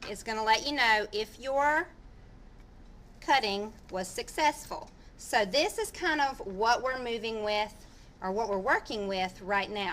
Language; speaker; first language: English; native; English